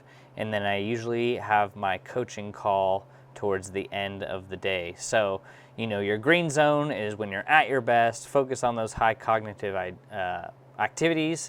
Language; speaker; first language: English; native; English